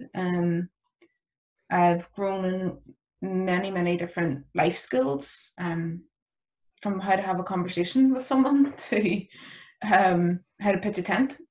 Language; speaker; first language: English; native; English